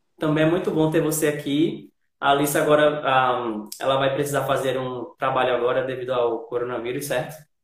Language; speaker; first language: Portuguese; native; Portuguese